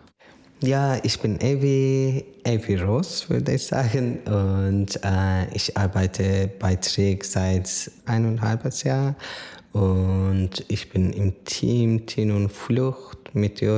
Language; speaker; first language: German; non-native, learner; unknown